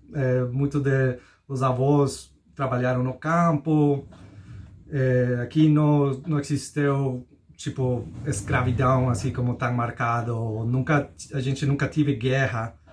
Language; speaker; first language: Portuguese; non-native, fluent; Spanish